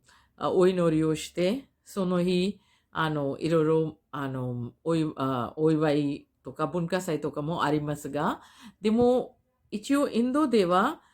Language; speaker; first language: Japanese; non-native, fluent; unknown